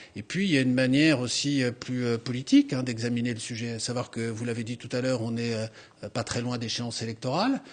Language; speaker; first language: French; native; French